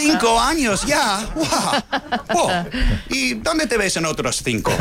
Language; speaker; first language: Spanish; non-native, fluent; English